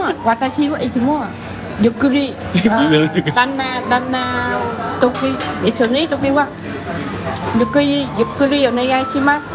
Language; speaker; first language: Japanese; non-native, learner; Vietnamese